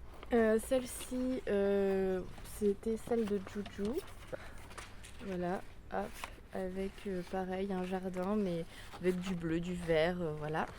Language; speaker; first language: French; native; French